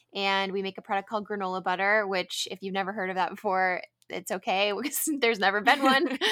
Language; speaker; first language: English; native; English